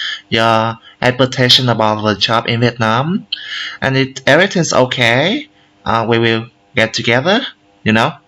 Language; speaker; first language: English; non-native, learner; Vietnamese